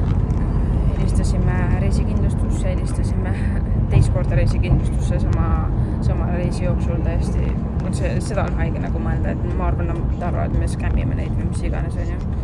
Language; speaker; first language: Estonian; native; Estonian